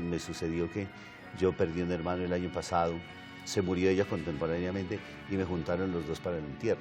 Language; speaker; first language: Spanish; native; Spanish